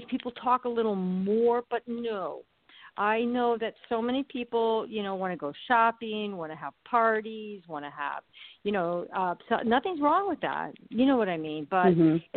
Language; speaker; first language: English; native; English